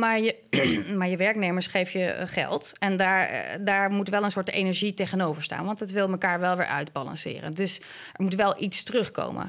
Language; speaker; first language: Dutch; native; Dutch